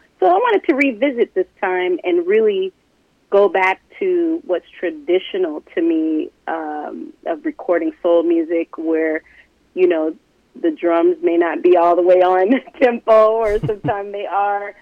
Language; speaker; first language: English; native; English